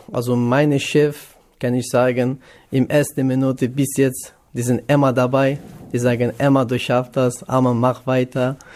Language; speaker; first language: German; non-native, learner; Kurdish